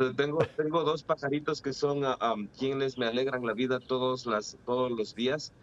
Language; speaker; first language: Spanish; native; Spanish